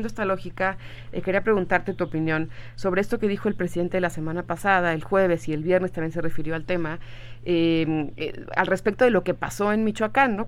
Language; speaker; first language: Spanish; native; Spanish